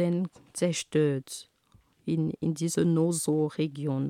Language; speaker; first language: German; non-native, fluent; Ghomala